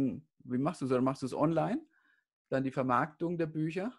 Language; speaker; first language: German; native; German